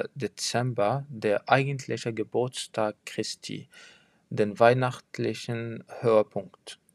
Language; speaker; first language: German; non-native, fluent; French